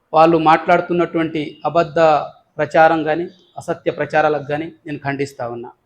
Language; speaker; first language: Telugu; non-native, local second language; Lambadi